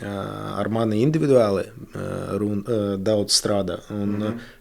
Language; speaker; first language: Latvian; non-native, local second language; Russian